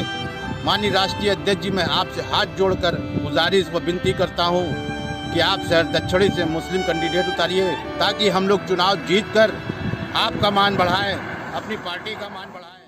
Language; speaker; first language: Hindi; native; Hindi